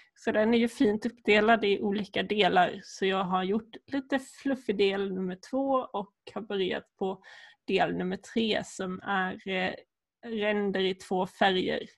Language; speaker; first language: Swedish; native; Swedish